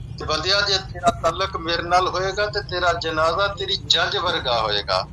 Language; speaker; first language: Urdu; non-native, local second language; Punjabi